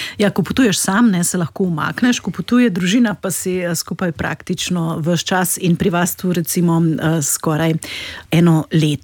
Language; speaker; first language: Slovenian; native; Slovenian